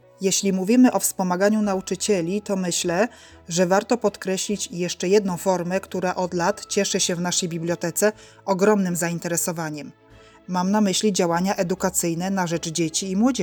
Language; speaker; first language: Polish; native; Polish